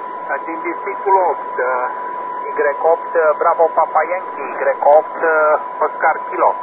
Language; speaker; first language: Romanian; native; Romanian